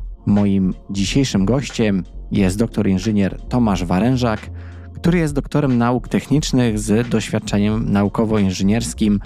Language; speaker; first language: Polish; native; Polish